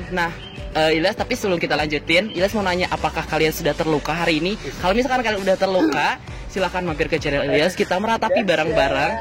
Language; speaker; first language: Indonesian; native; Indonesian